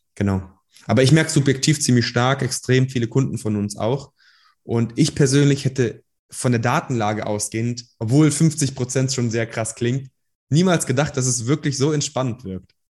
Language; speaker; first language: German; early bilingual, other home language; Persian